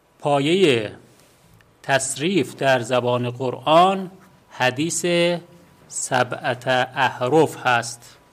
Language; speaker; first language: Persian; non-native, local second language; Azerbaijani